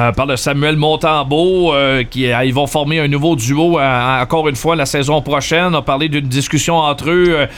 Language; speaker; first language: French; native; French